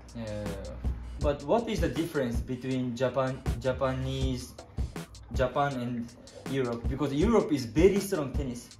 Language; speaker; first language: English; non-native, learner; Japanese